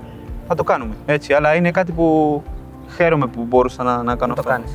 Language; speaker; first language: Greek; non-native, fluent; Spanish